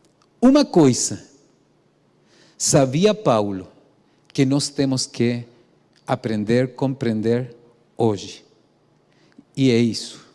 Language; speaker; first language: Portuguese; non-native, fluent; Spanish